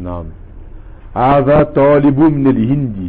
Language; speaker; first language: Arabic; non-native, fluent; French